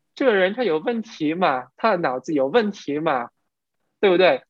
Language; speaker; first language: Chinese; non-native, fluent; Vietnamese